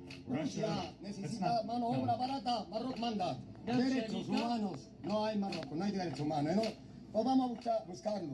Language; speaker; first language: Spanish; non-native, learner; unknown